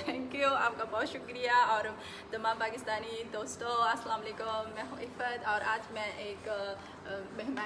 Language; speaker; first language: Hindi; non-native, fluent; Chinese